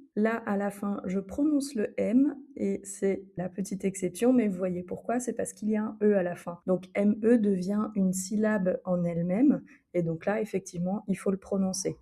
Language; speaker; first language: French; native; French